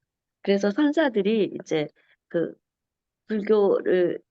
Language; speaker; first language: Korean; native; Korean